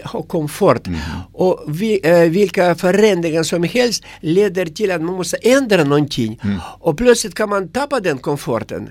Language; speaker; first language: Swedish; non-native, fluent; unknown